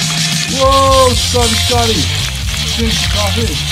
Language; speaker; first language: English; native; English